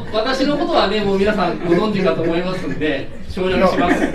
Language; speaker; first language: Japanese; native; Japanese